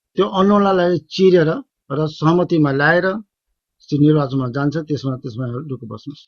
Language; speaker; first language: Nepali; non-native, local second language; Bhojpuri